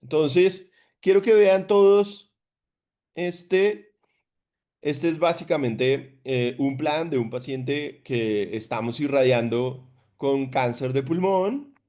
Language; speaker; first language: Spanish; native; Spanish